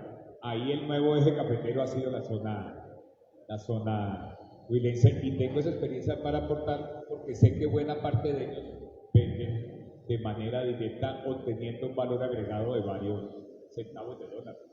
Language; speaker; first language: Spanish; native; Spanish